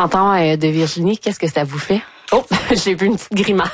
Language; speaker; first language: French; native; French